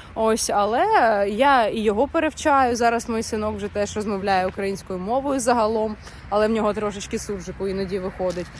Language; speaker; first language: Ukrainian; non-native, local second language; Russian